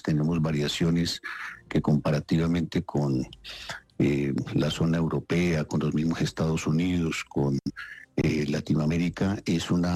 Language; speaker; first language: Spanish; native; Spanish